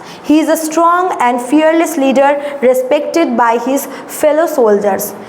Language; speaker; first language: English; non-native, local second language; Bangla